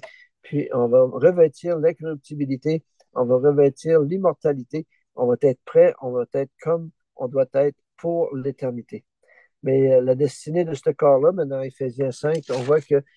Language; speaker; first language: French; native; French